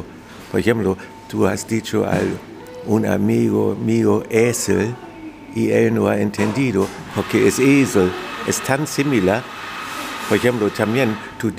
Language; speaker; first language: Spanish; non-native, fluent; German